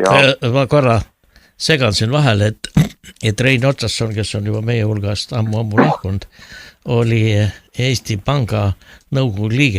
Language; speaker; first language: Estonian; native; Estonian